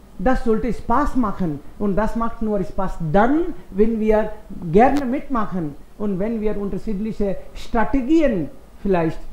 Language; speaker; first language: German; non-native, fluent; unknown